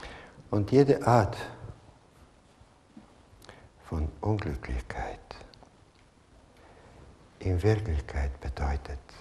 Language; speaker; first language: German; non-native, fluent; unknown